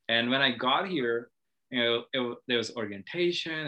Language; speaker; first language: English; non-native, local second language; Hindi